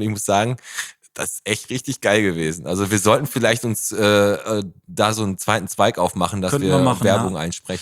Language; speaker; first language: German; native; German